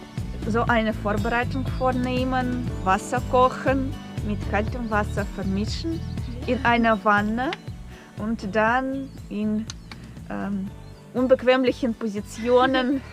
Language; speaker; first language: German; non-native, fluent; Russian